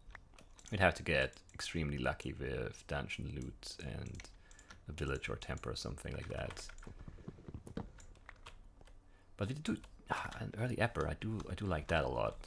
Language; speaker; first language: English; native; English